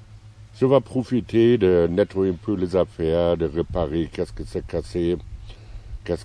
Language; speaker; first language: French; non-native, fluent; German